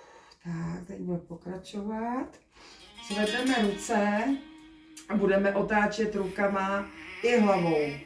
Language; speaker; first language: Czech; native; Czech